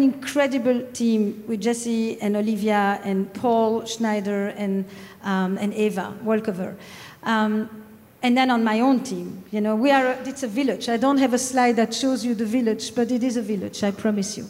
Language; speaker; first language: English; non-native, fluent; French